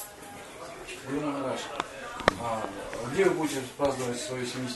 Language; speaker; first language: Russian; native; Russian